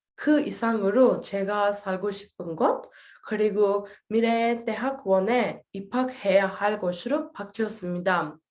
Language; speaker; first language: Korean; non-native, fluent; Turkish